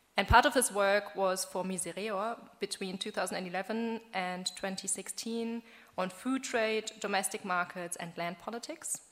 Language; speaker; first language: English; non-native, fluent; German